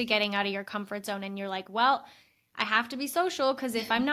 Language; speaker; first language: English; native; English